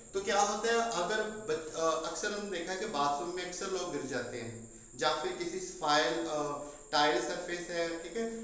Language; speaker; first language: Hindi; non-native, local second language; Punjabi